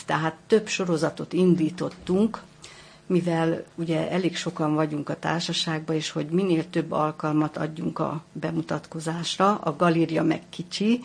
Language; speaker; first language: Hungarian; native; Hungarian